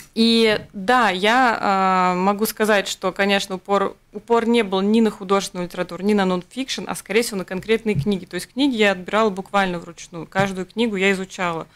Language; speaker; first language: Russian; native; Russian